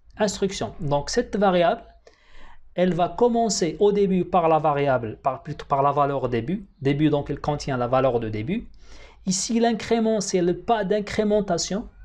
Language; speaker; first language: French; non-native, local second language; Arabic